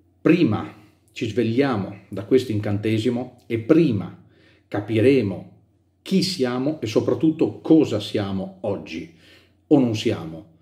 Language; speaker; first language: Italian; native; Italian